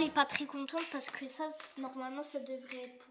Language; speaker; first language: French; native; French